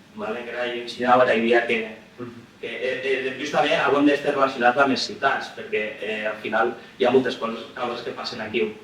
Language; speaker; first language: Catalan; non-native, local second language; Occitan